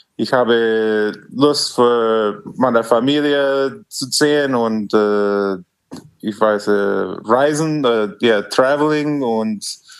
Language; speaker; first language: German; non-native, learner; English